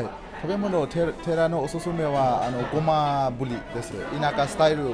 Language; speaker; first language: Japanese; non-native, learner; Burmese